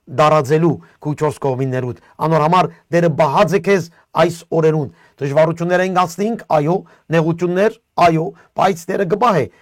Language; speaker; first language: Armenian; early bilingual, heritage; Armenian